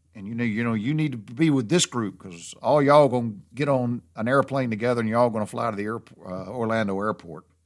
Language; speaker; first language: English; native; English